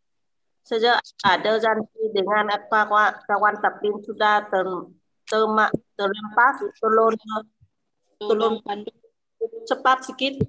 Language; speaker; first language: Indonesian; non-native, learner; Vietnamese